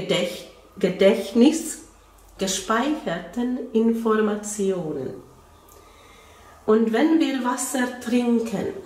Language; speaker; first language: German; non-native, fluent; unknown